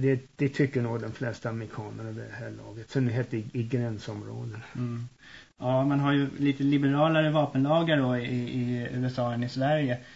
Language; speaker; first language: Swedish; native; Swedish